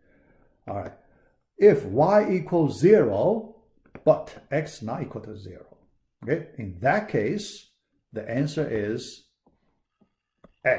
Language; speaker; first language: English; non-native, fluent; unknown